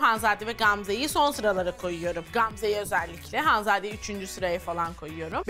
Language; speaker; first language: Turkish; native; Turkish